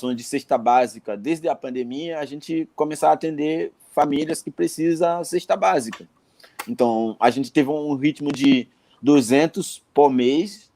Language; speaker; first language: Portuguese; non-native, fluent; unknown